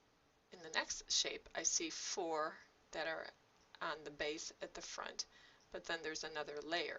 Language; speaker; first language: English; native; English